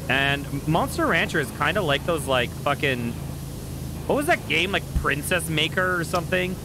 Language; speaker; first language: English; native; English